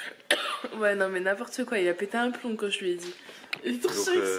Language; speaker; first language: French; native; French